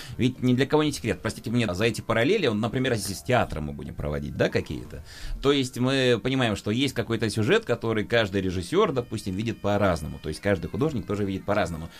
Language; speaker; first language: Russian; native; Russian